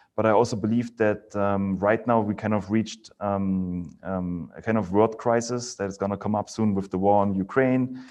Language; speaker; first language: English; non-native, fluent; German